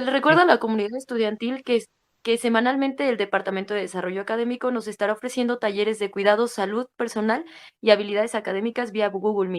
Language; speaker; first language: Spanish; native; Spanish